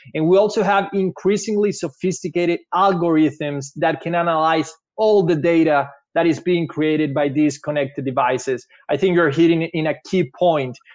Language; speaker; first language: English; non-native, fluent; Spanish